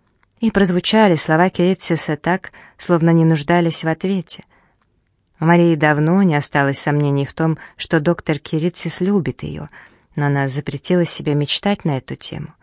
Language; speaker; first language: Russian; native; Russian